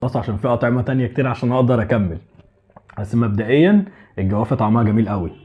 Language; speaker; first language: Arabic; native; Arabic